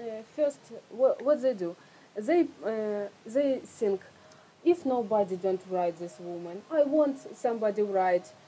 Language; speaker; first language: English; non-native, learner; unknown